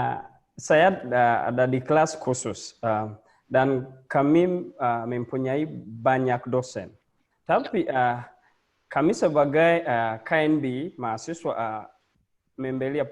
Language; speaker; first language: Indonesian; non-native, learner; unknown